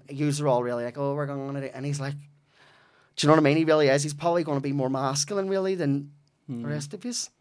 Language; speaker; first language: English; native; English